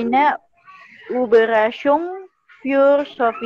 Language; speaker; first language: German; non-native, learner; Indonesian